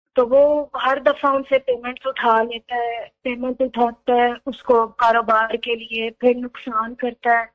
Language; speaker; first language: Urdu; native; Urdu